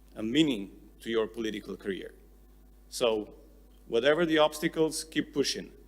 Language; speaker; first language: English; non-native, fluent; Slovenian